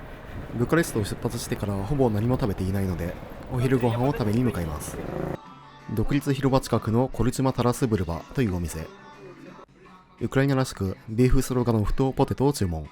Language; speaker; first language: Japanese; native; Japanese